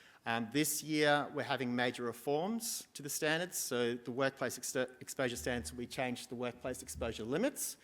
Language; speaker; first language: English; native; English